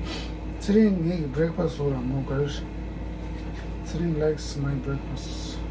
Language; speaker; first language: English; non-native, learner; Tibetan